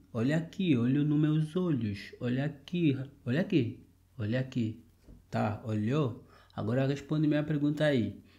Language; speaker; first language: Portuguese; native; Portuguese